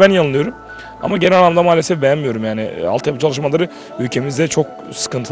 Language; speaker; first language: Turkish; native; Turkish